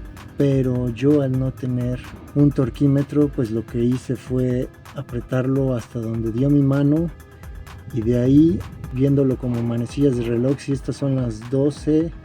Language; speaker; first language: Spanish; native; Spanish